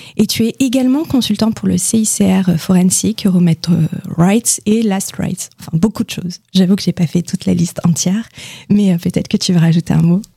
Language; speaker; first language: French; native; French